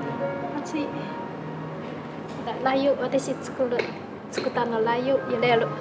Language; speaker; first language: Japanese; non-native, learner; Chinese